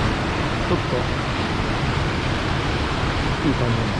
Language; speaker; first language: Japanese; native; Japanese